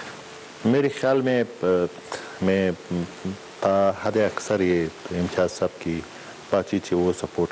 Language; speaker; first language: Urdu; non-native, learner; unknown